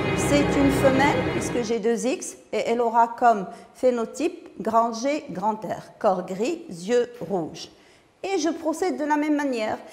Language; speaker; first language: French; non-native, local second language; Arabic